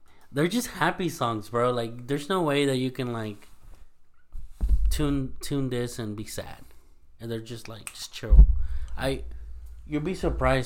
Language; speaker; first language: English; early bilingual, other home language; Spanish